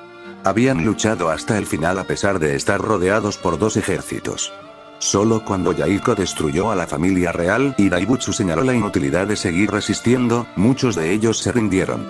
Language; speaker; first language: Spanish; native; Spanish